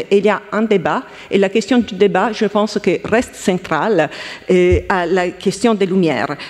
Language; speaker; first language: French; non-native, fluent; Italian